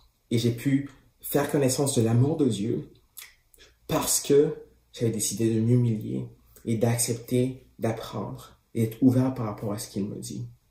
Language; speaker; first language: French; native; French